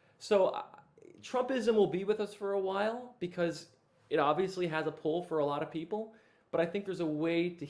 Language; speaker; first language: English; native; English